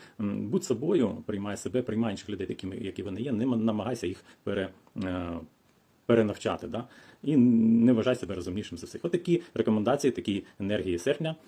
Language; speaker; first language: Ukrainian; non-native, local second language; Russian